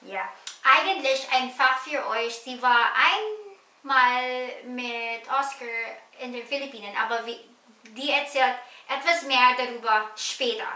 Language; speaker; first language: German; non-native, learner; Filipino